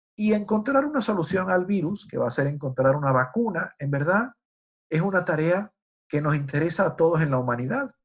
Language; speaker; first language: Spanish; native; Spanish